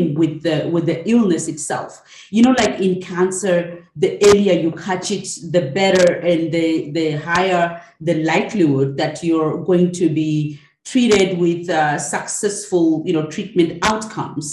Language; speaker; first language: English; non-native, local second language; Shona